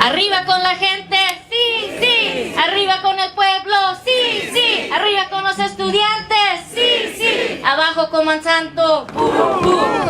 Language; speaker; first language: Spanish; early bilingual, heritage; English